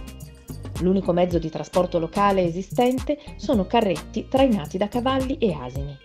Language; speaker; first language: Italian; native; Italian